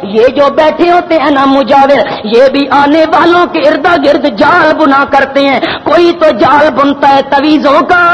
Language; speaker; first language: Urdu; non-native, local second language; Punjabi